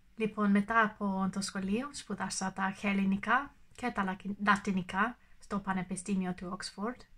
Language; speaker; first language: Greek; non-native, learner; English